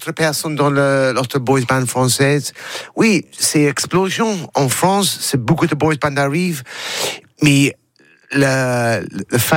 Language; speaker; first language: French; non-native, learner; English